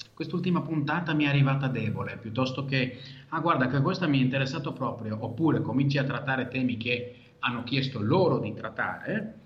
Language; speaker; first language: Italian; non-native, fluent; Hebrew